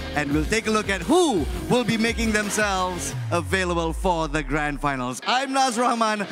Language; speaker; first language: English; non-native, local second language; Malay